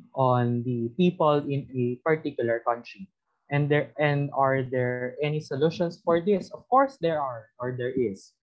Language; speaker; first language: English; non-native, local second language; Filipino